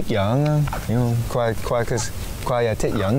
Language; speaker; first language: Vietnamese; early bilingual, heritage; English